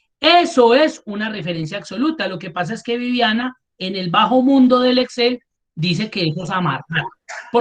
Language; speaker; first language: Spanish; native; Spanish